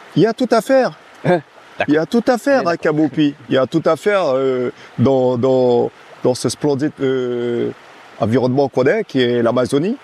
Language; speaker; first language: French; non-native, local second language; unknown